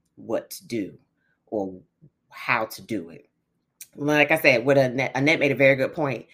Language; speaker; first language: English; native; English